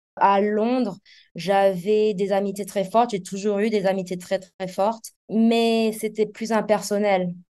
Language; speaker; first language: French; native; French